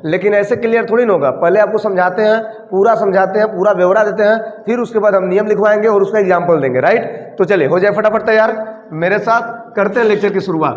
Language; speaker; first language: Hindi; native; Hindi